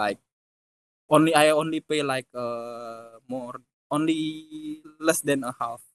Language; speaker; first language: English; non-native, fluent; Indonesian